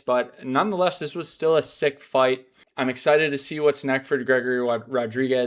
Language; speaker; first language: English; native; English